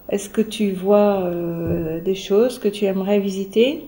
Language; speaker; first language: French; native; French